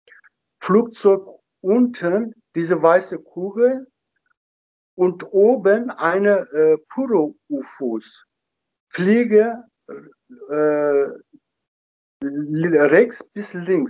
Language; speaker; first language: German; non-native, learner; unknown